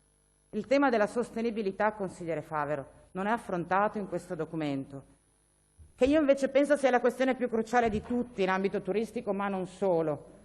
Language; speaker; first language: Italian; native; Italian